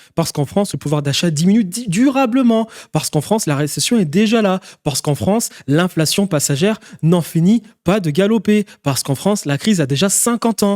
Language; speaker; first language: French; native; French